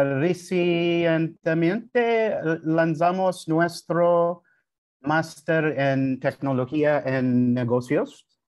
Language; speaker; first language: Spanish; non-native, learner; English